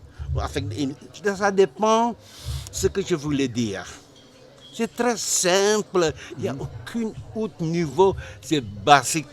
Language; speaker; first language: French; non-native, learner; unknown